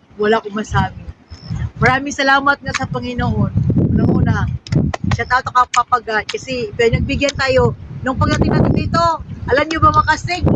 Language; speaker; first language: Filipino; non-native, local second language; Cebuano